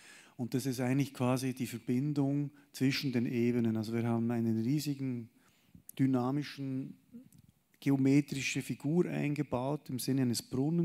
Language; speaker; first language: German; native; German